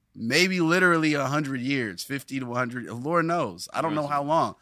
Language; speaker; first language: English; native; English